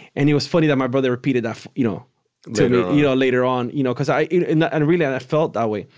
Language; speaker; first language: English; early bilingual, other home language; Spanish